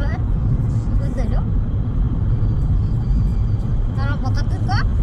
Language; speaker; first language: Korean; native; Korean